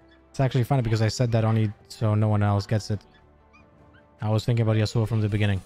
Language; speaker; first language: English; non-native, fluent; Polish